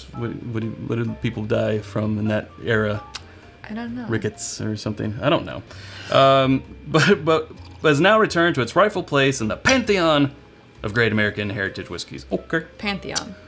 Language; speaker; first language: English; native; English